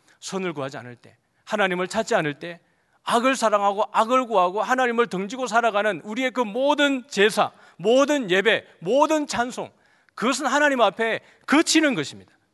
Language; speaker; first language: Korean; native; Korean